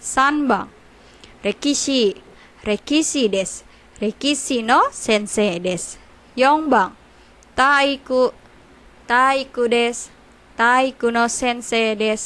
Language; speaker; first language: Japanese; non-native, learner; Indonesian